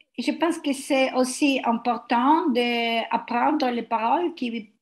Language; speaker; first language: French; non-native, learner; Italian